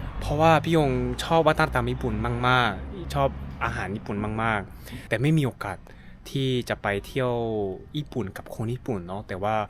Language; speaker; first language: Thai; non-native, fluent; Korean